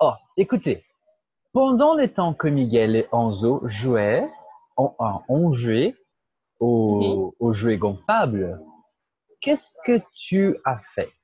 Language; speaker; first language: French; non-native, fluent; Portuguese